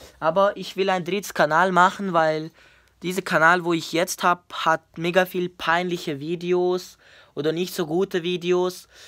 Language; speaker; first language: German; non-native, learner; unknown